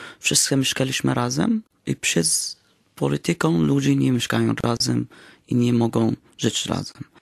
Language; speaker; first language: Polish; non-native, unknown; Arabic